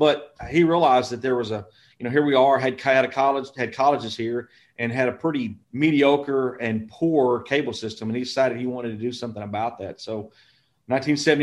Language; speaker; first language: English; native; English